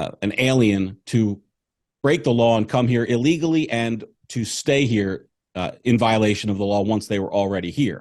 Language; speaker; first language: English; native; English